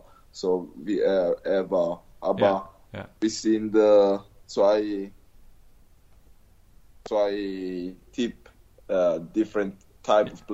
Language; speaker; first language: German; non-native, learner; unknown